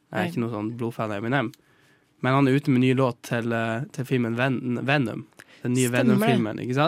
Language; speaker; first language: Norwegian; native; Norwegian